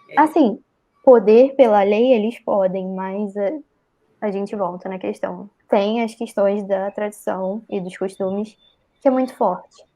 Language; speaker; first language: Portuguese; native; Portuguese